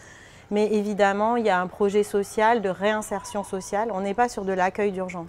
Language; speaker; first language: French; native; French